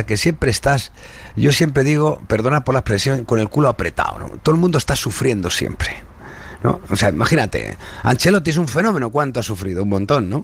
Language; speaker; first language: Spanish; native; Spanish